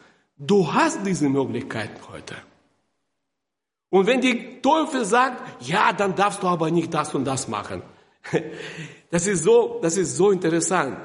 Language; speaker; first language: German; non-native, fluent; Russian